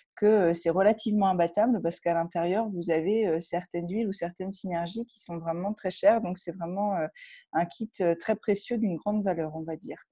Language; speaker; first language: French; native; French